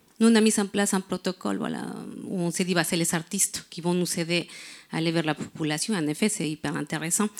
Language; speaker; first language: French; non-native, fluent; Spanish